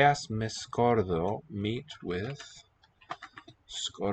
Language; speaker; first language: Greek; non-native, learner; English